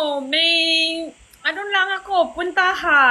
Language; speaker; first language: Filipino; non-native, learner; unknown